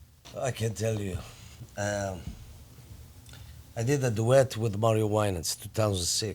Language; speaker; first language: English; non-native, learner; Italian